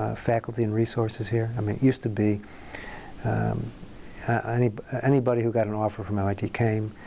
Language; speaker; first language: English; native; English